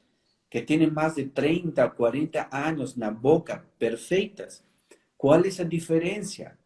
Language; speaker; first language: Portuguese; non-native, fluent; Spanish